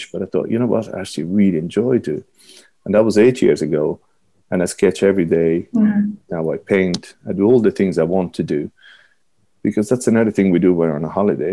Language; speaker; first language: English; non-native, fluent; Italian